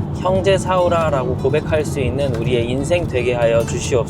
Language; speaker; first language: Korean; native; Korean